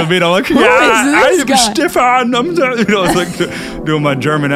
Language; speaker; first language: English; early bilingual, other home language; German